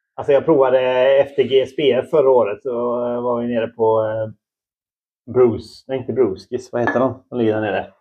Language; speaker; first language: Swedish; native; Swedish